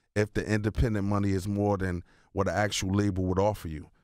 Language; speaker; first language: English; native; English